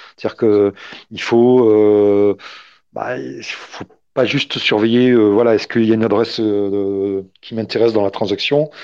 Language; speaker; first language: French; native; French